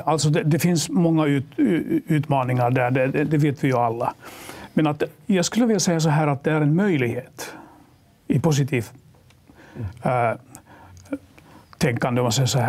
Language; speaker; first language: Swedish; non-native, local second language; Finnish